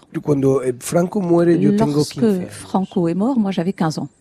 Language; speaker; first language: French; non-native, fluent; Spanish